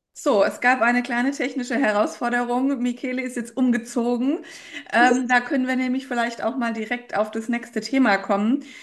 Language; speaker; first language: German; native; German